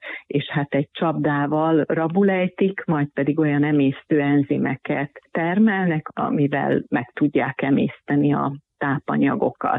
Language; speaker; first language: Hungarian; native; Hungarian